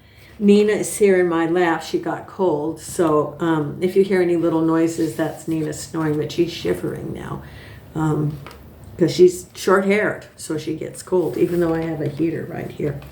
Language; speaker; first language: English; native; English